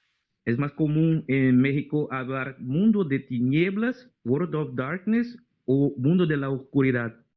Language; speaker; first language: Spanish; non-native, fluent; Portuguese